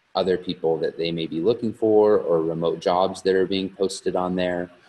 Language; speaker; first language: English; native; English